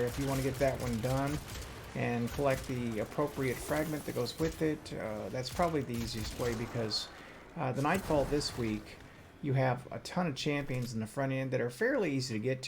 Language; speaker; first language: English; native; English